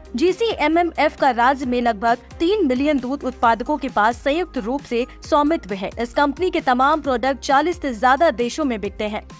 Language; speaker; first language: Hindi; native; Hindi